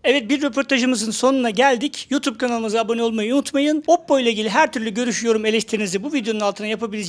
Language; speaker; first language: Turkish; native; Turkish